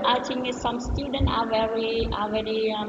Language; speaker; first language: English; non-native, learner; Vietnamese